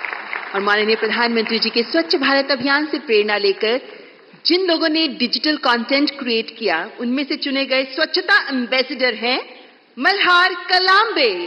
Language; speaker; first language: Hindi; native; Hindi